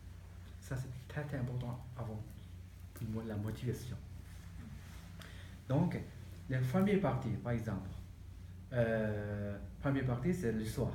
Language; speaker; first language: French; non-native, learner; Tibetan